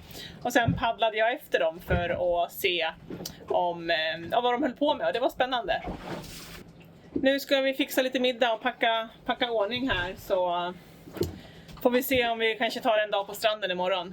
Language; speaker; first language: Swedish; native; Swedish